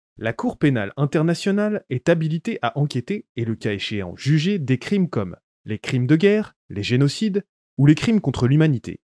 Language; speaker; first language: French; native; French